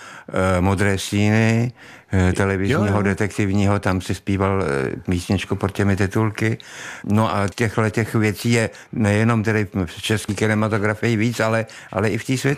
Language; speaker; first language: Czech; native; Czech